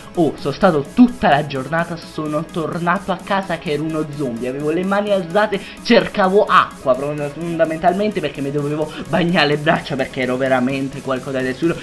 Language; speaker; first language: Italian; native; Italian